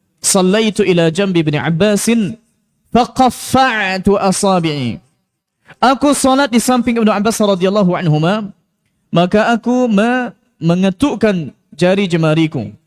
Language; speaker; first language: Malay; non-native, local second language; Minangkabau